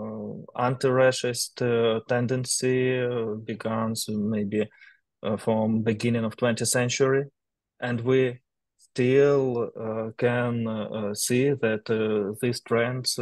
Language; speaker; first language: English; non-native, learner; Ukrainian